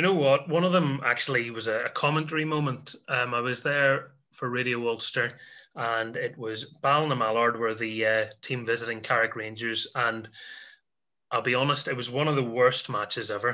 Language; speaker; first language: English; native; English